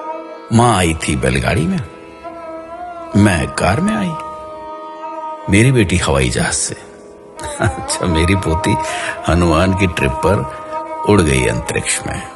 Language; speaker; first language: Hindi; native; Hindi